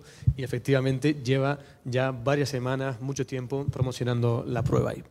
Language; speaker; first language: Spanish; native; Spanish